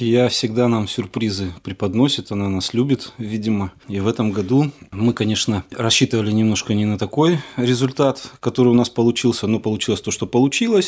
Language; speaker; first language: Russian; native; Russian